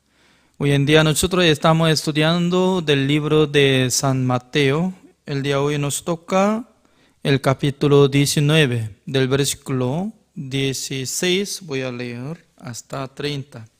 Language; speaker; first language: Spanish; non-native, learner; Korean